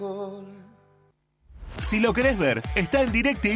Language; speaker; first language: Spanish; native; Spanish